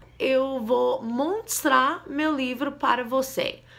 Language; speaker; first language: Portuguese; non-native, fluent; English